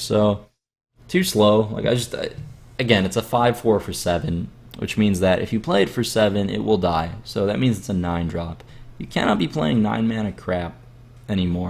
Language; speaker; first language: English; native; English